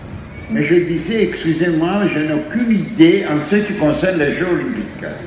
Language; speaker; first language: French; non-native, fluent; Greek